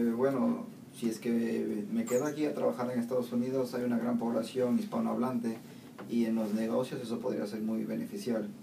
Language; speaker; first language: Spanish; native; Spanish